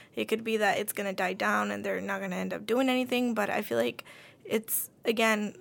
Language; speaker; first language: English; early bilingual, other home language; Spanish